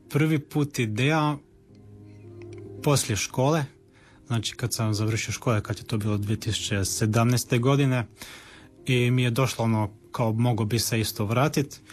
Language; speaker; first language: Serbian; early bilingual, heritage; Croatian